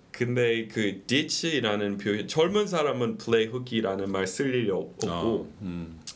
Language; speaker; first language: Korean; non-native, fluent; English